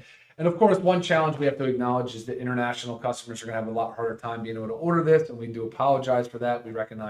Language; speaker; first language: English; native; English